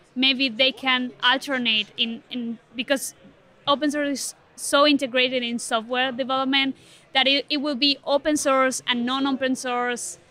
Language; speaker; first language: English; non-native, fluent; Spanish